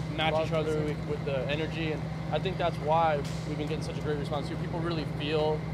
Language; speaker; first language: English; native; English